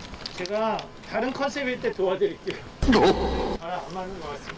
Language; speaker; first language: Korean; native; Korean